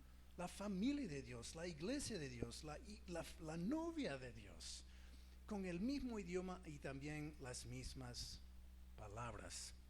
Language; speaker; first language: Spanish; non-native, fluent; English